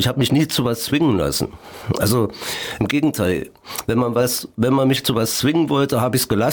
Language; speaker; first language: German; native; German